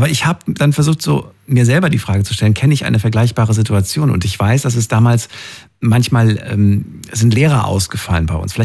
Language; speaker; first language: German; native; German